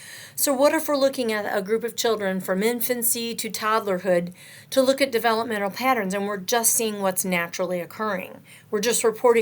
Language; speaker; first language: English; native; English